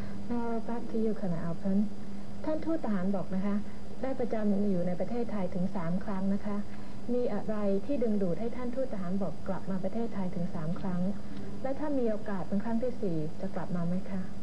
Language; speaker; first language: Thai; native; Thai